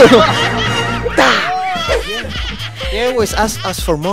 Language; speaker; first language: Spanish; native; Spanish